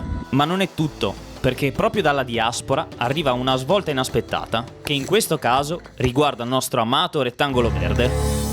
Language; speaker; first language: Italian; native; Italian